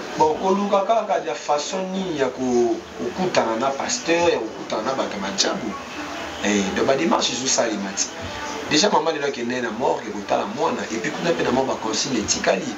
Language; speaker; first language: Lingala; native; Lingala